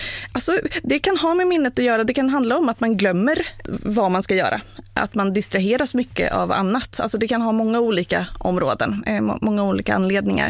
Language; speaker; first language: Swedish; native; Swedish